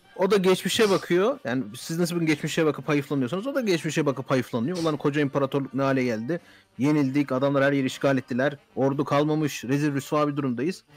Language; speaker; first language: Turkish; early bilingual, heritage; Turkish